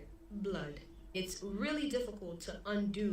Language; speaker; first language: English; native; English